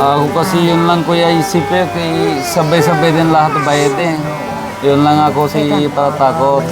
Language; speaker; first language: Filipino; non-native, learner; Punjabi